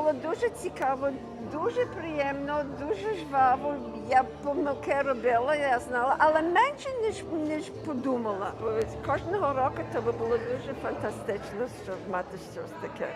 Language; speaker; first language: Ukrainian; early bilingual, heritage; Ukrainian